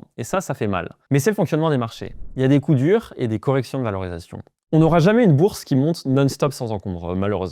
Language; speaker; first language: French; native; French